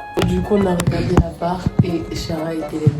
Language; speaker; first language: French; native; French